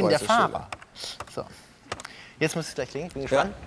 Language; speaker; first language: German; native; German